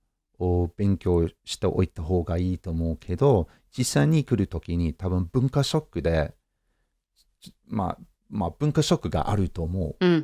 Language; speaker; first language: Japanese; non-native, fluent; English